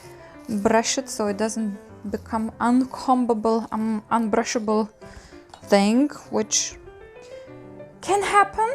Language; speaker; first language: English; non-native, fluent; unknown